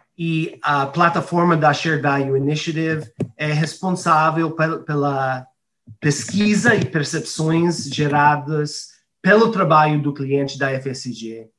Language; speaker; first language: Portuguese; non-native, fluent; English